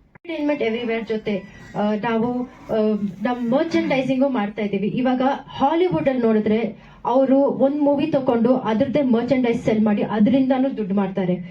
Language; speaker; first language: Kannada; non-native, local second language; Tamil